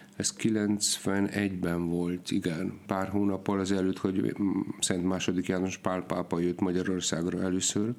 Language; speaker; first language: Hungarian; non-native, fluent; Polish